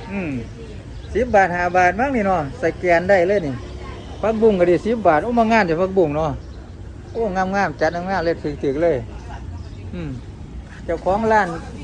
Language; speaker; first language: Thai; native; Thai